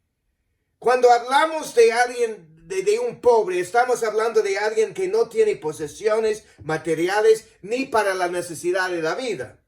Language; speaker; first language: Spanish; non-native, fluent; English